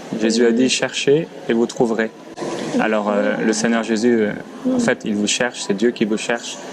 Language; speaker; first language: French; native; French